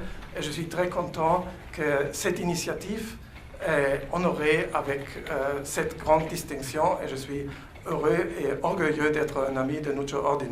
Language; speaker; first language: French; non-native, fluent; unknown